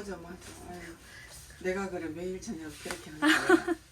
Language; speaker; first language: Korean; native; Korean